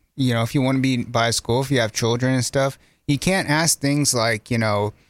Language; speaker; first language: English; native; English